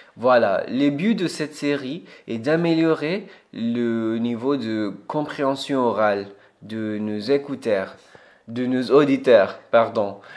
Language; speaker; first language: French; non-native, fluent; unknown